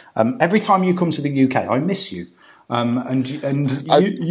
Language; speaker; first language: English; native; English